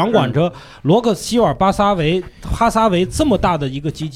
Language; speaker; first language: Chinese; native; Chinese